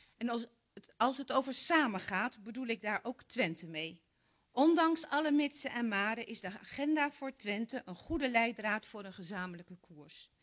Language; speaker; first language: Dutch; native; Dutch